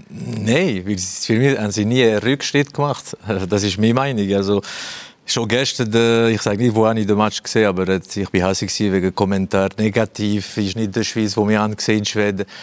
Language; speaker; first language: German; non-native, fluent; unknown